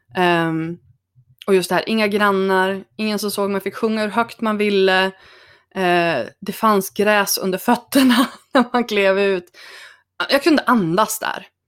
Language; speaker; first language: Swedish; native; Swedish